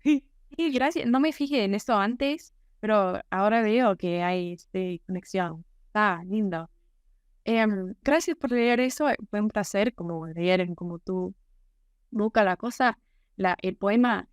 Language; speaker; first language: Spanish; non-native, fluent; English